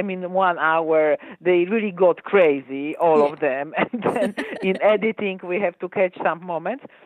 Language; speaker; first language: English; non-native, fluent; Polish